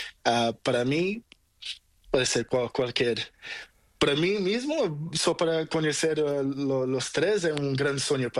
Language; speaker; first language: Spanish; non-native, learner; Portuguese